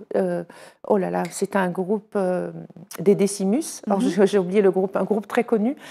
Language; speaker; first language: French; native; French